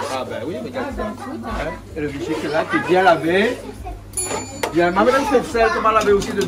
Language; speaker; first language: French; non-native, local second language; Réunion Creole French